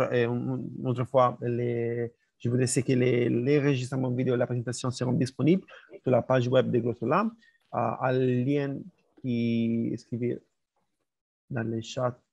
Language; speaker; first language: French; non-native, learner; Spanish